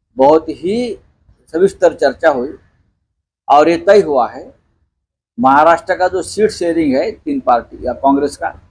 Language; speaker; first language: Hindi; non-native, local second language; Marathi